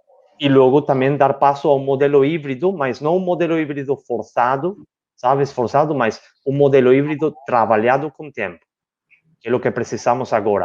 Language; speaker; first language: Portuguese; non-native, learner; Spanish